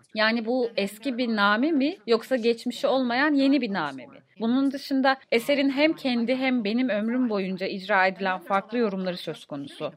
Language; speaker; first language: Turkish; native; Turkish